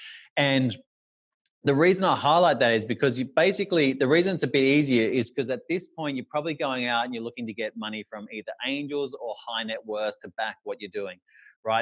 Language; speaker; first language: English; native; English